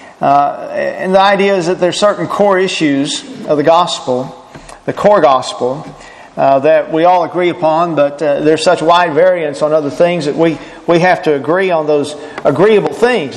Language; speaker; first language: English; native; English